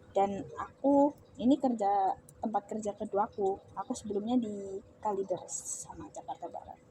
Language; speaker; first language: Indonesian; native; Indonesian